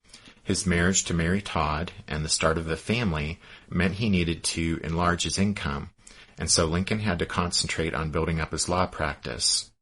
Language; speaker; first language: English; native; English